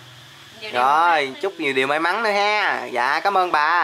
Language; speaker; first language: Vietnamese; native; Vietnamese